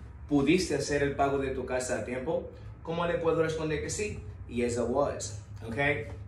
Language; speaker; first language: Spanish; native; Spanish